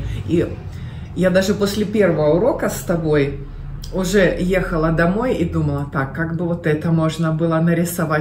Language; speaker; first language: Russian; native; Russian